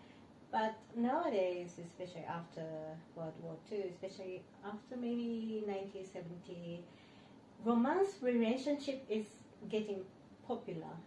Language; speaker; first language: English; non-native, learner; Japanese